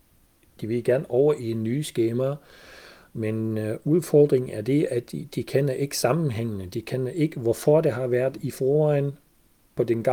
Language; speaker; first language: Danish; non-native, fluent; German